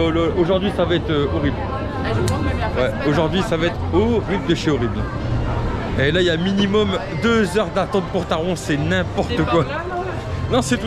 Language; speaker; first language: French; native; French